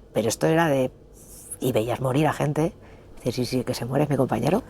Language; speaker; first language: Spanish; native; Spanish